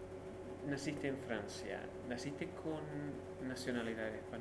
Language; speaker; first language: Spanish; non-native, fluent; English